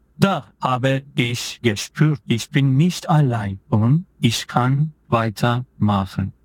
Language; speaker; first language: German; non-native, fluent; Turkish